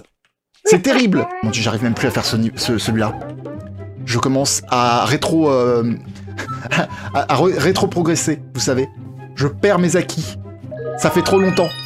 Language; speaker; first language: French; native; French